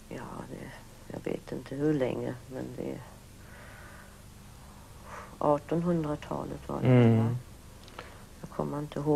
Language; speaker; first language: Swedish; early bilingual, other home language; German